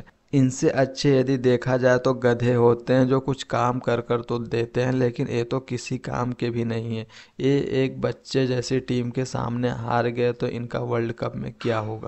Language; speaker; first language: Hindi; native; Hindi